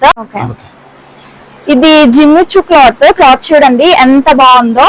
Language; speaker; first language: Telugu; native; Telugu